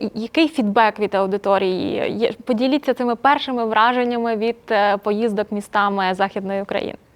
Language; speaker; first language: Ukrainian; native; Ukrainian